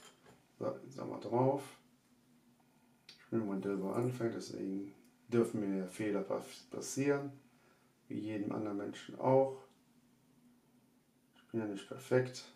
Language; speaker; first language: German; native; German